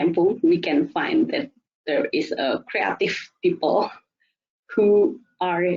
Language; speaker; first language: English; non-native, fluent; Indonesian